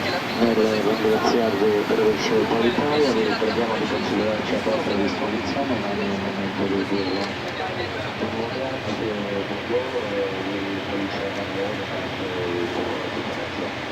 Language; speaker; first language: Italian; native; Italian